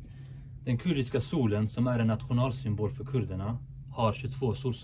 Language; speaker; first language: Swedish; native; Swedish